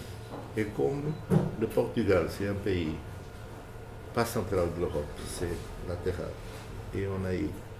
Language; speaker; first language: French; non-native, fluent; Portuguese